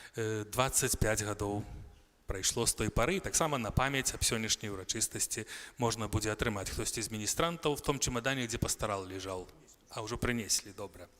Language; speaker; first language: Belarusian; native; Belarusian